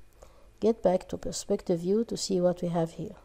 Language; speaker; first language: English; non-native, fluent; Arabic